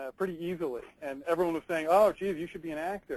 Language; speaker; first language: English; native; English